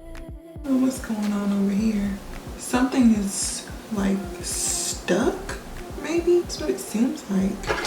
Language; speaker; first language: English; native; English